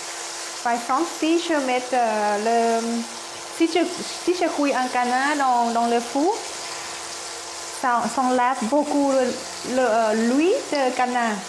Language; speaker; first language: French; non-native, learner; Thai